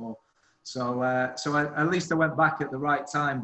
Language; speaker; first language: English; native; English